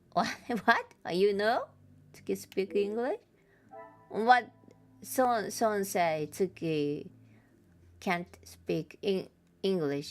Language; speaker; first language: English; non-native, learner; Japanese